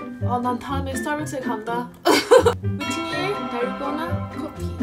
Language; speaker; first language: Korean; non-native, learner; English